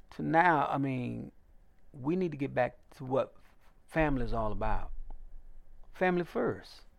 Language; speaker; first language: English; native; English